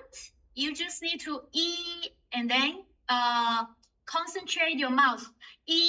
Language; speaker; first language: English; non-native, fluent; Chinese